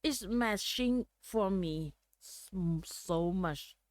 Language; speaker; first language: English; non-native, learner; Thai